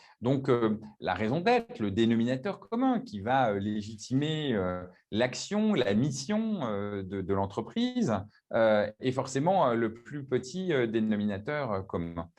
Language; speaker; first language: French; native; French